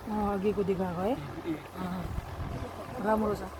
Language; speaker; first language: Nepali; non-native, learner; Filipino